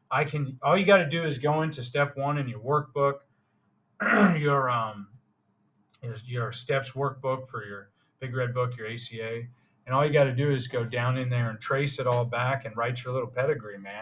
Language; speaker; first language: English; native; English